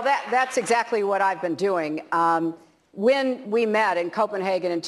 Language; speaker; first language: English; native; English